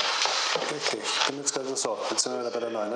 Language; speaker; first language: German; native; German